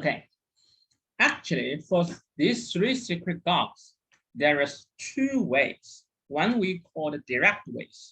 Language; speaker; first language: English; non-native, fluent; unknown